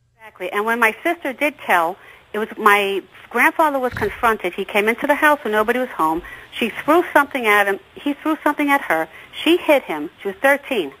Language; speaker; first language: English; native; English